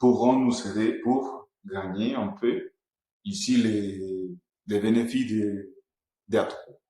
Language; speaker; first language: French; non-native, fluent; Spanish